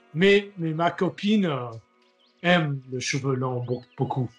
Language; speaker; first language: French; non-native, learner; English